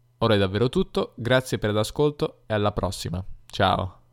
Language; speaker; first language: Italian; native; Italian